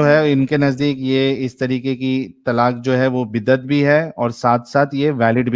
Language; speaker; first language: Hindi; native; Hindi